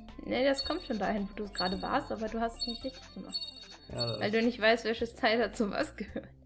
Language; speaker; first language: German; native; German